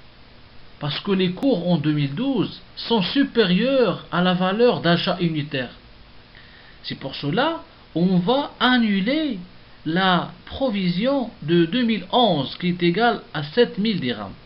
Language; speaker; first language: French; non-native, local second language; Arabic